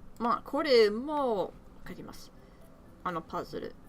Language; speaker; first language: Japanese; non-native, learner; English